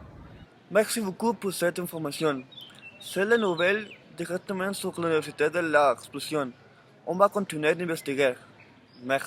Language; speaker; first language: French; non-native, learner; Spanish